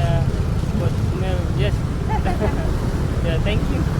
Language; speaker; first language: English; non-native, learner; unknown